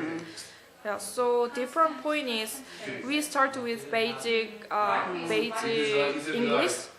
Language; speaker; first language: English; non-native, learner; Korean